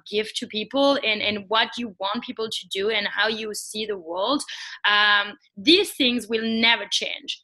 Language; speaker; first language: English; non-native, fluent; French